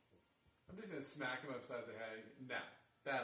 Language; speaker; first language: English; native; English